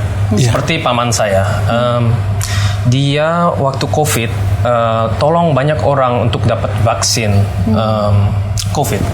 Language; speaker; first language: Indonesian; early bilingual, heritage; Indonesian